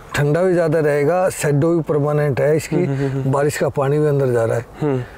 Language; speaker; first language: Hindi; native; Hindi